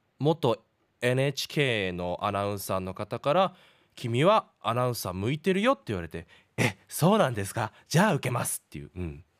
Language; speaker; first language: Japanese; native; Japanese